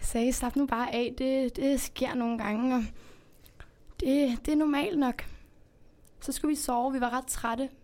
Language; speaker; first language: Danish; early bilingual, heritage; Spanish